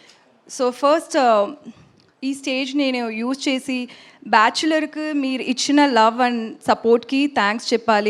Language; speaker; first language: Telugu; non-native, learner; Tamil